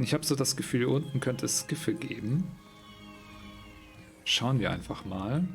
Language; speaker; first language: German; native; German